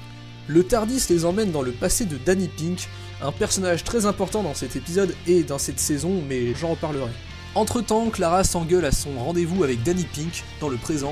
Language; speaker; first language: French; native; French